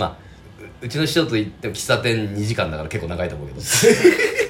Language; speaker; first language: Japanese; native; Japanese